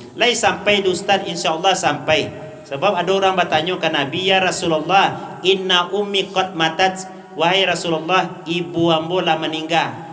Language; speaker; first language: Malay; non-native, local second language; Minangkabau